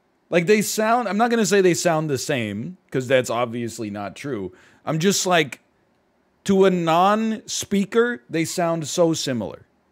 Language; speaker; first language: English; native; English